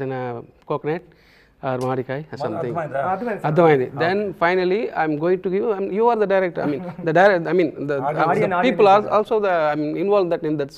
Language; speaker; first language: Telugu; non-native, learner; Tamil